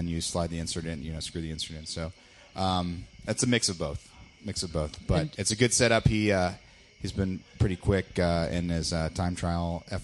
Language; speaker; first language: English; native; English